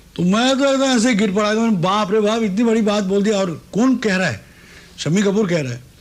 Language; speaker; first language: Hindi; non-native, local second language; Bangla